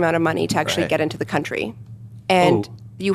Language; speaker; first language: English; non-native, fluent; Ukrainian